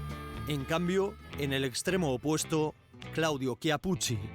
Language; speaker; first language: Spanish; native; Spanish